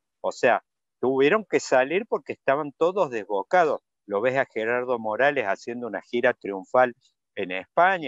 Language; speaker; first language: Spanish; native; Spanish